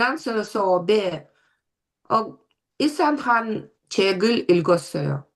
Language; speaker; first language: Korean; non-native, learner; Russian